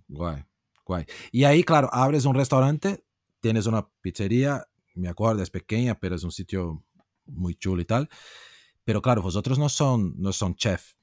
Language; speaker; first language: Spanish; non-native, fluent; Portuguese